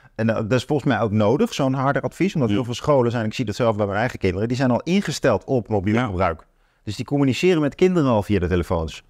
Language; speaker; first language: Dutch; native; Dutch